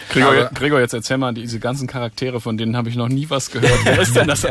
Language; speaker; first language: German; native; German